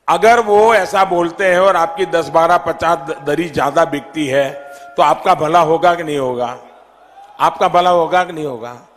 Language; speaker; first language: Hindi; non-native, local second language; Gujarati